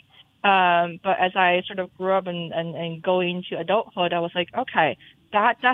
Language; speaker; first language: English; non-native, fluent; Chinese